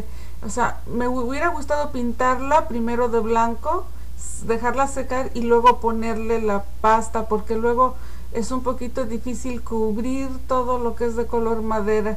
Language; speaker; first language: Spanish; native; Spanish